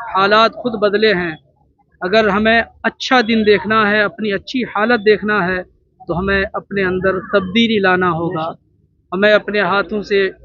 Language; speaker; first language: Urdu; native; Urdu